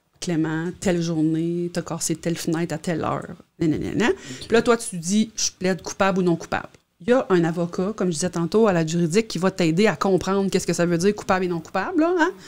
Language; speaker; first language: French; native; French